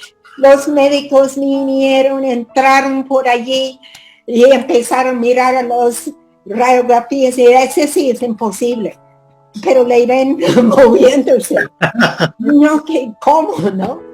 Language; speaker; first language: Spanish; non-native, fluent; English